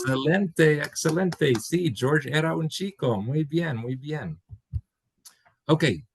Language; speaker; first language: Spanish; non-native, fluent; English